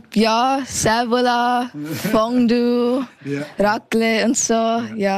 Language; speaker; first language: German; early bilingual, heritage; German